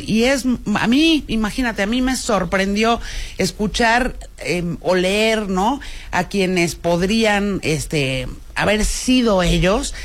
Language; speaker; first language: Spanish; native; Spanish